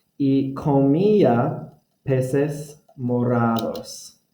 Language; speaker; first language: Spanish; non-native, fluent; English